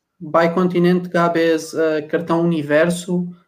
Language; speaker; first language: German; non-native, learner; Portuguese